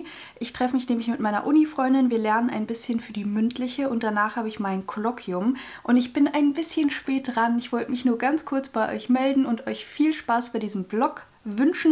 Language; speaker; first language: German; native; German